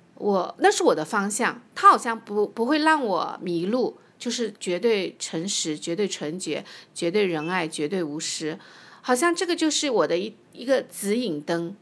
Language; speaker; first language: Chinese; native; Chinese